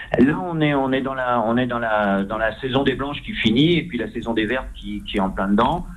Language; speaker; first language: French; native; French